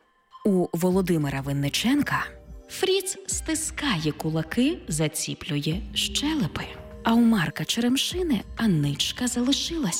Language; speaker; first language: Ukrainian; native; Ukrainian